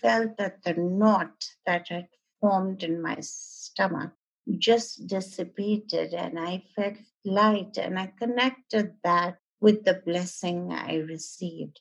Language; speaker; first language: English; non-native, local second language; Nepali